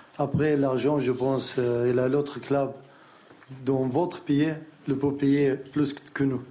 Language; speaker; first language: French; non-native, learner; Arabic